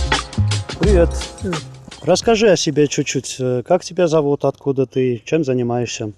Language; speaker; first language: Russian; native; Russian